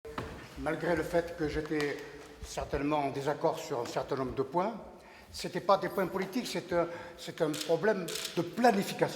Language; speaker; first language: French; native; French